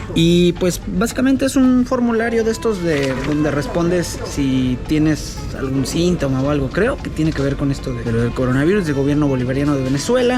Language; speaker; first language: Spanish; native; Spanish